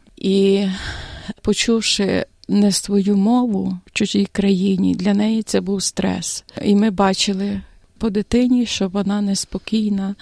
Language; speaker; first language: Ukrainian; native; Ukrainian